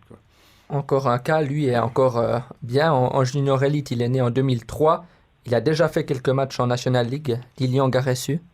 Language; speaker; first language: French; native; French